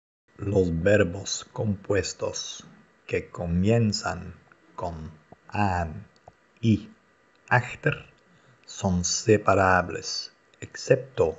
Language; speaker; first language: Spanish; non-native, fluent; Dutch